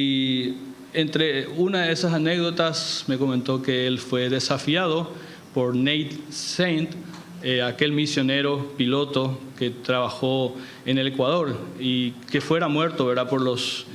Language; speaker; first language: Spanish; native; Spanish